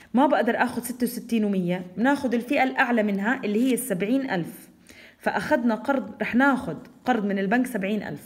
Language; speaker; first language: Arabic; native; Arabic